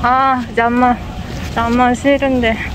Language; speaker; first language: Korean; non-native, fluent; Japanese